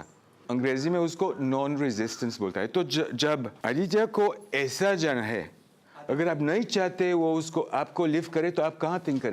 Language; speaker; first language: Hindi; non-native, learner; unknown